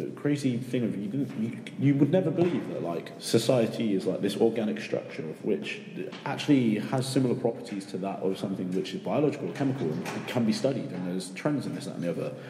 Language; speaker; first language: English; native; English